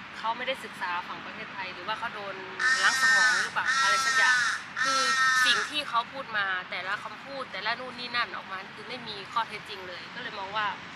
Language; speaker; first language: Thai; native; Thai